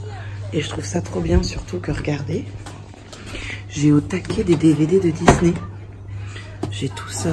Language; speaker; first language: French; native; French